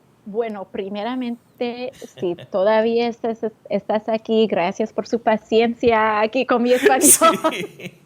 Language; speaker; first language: Spanish; early bilingual, heritage; English